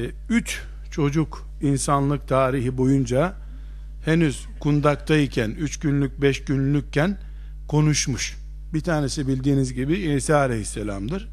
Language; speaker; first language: Turkish; native; Turkish